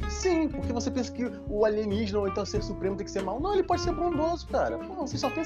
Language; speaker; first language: Portuguese; native; Portuguese